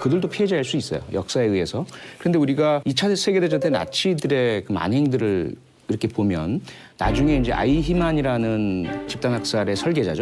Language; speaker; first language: Korean; native; Korean